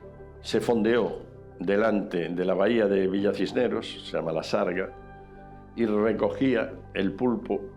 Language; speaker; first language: Spanish; native; Spanish